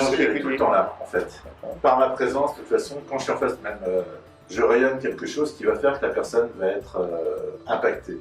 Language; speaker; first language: French; native; French